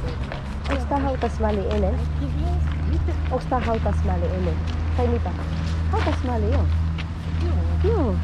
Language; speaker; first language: Finnish; non-native, learner; Waray